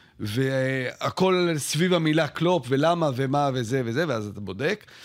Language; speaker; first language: Hebrew; native; Hebrew